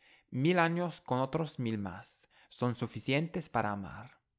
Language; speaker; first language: Spanish; non-native, fluent; English